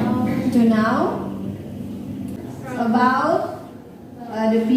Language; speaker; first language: English; non-native, learner; Indonesian